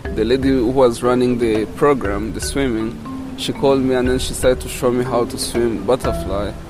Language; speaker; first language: English; non-native, fluent; Kinyarwanda